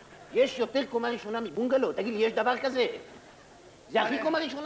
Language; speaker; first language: Hebrew; native; Hebrew